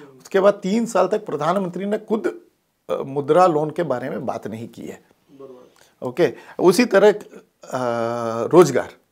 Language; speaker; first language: Hindi; non-native, local second language; Tamil